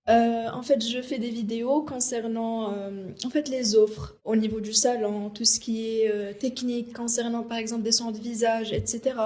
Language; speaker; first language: French; non-native, local second language; Arabic